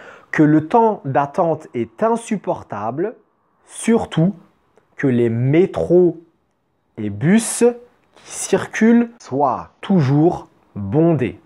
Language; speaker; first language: French; native; French